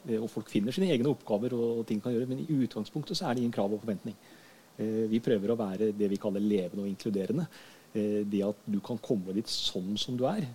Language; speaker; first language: Norwegian; native; Norwegian